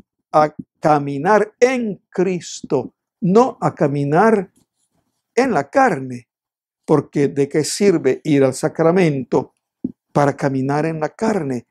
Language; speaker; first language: Spanish; native; Spanish